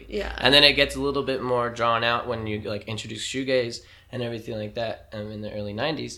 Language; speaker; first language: English; native; English